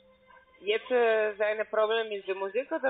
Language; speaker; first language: German; non-native, learner; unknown